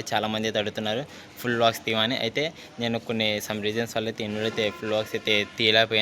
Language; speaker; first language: Telugu; native; Telugu